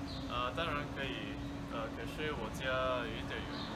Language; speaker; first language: Chinese; non-native, learner; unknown